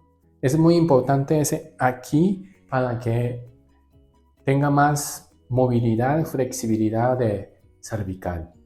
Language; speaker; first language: Spanish; non-native, learner; Japanese